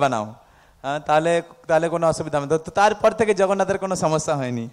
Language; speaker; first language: English; non-native, local second language; Bangla